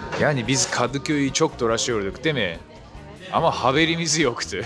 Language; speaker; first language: Turkish; non-native, fluent; Japanese